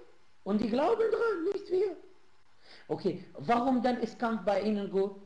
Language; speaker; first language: German; non-native, fluent; Arabic